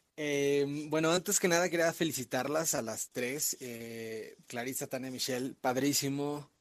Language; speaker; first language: Spanish; native; Spanish